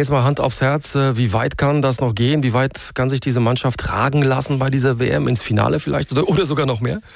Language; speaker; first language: German; native; German